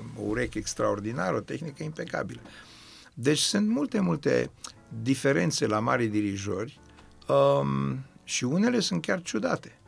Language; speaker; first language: Romanian; native; Romanian